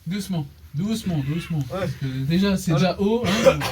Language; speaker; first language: French; native; French